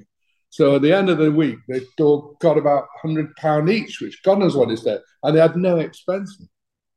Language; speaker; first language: English; native; English